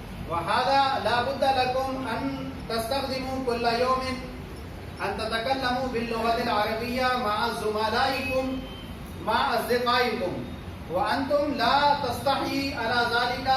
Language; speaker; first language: Arabic; non-native, fluent; Urdu